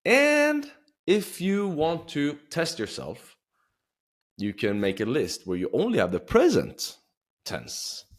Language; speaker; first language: English; non-native, fluent; Swedish